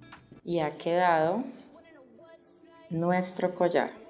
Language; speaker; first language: Spanish; native; Spanish